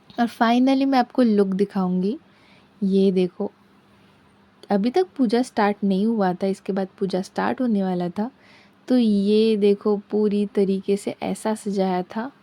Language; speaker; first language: Hindi; non-native, local second language; Bangla